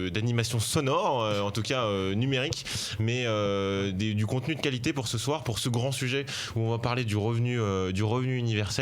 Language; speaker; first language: French; native; French